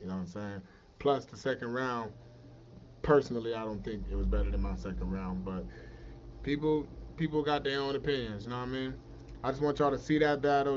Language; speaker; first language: English; native; English